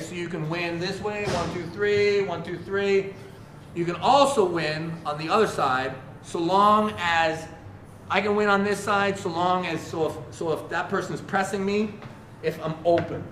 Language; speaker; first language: English; native; English